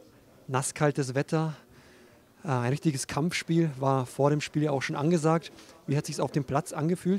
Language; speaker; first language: German; native; German